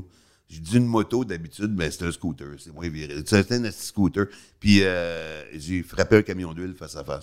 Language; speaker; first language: French; native; French